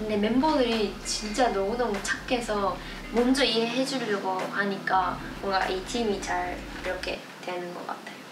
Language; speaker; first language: Korean; non-native, fluent; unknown